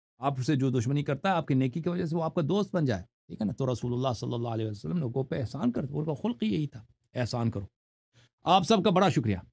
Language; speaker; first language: Urdu; non-native, fluent; Persian